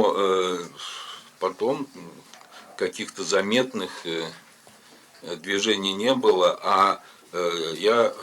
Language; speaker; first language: Russian; native; Russian